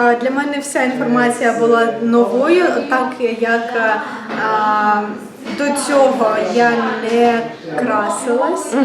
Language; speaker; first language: Ukrainian; non-native, local second language; Russian